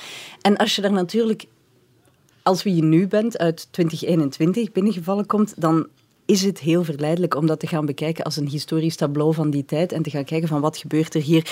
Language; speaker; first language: Dutch; native; Dutch